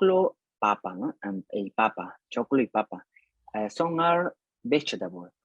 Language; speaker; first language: English; non-native, learner; Spanish